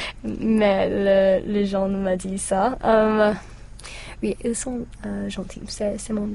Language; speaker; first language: French; non-native, learner; English